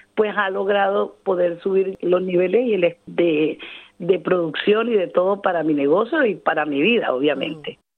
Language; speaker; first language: Spanish; native; Spanish